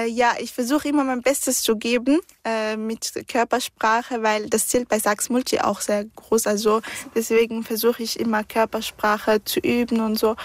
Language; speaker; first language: German; early bilingual, other home language; Arabic